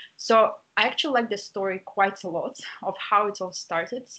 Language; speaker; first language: English; non-native, fluent; Russian